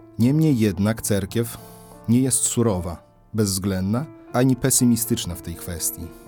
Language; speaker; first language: Polish; native; Polish